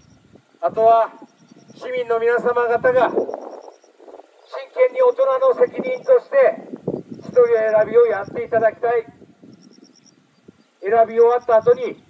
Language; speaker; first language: Japanese; native; Japanese